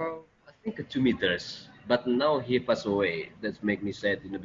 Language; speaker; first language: English; non-native, learner; Indonesian